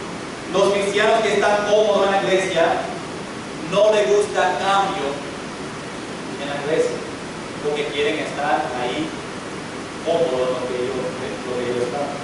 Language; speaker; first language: Spanish; non-native, fluent; English